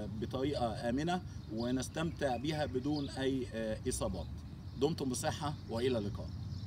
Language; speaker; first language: Arabic; native; Arabic